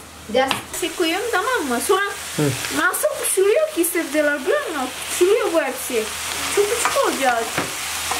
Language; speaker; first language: Turkish; non-native, learner; Indonesian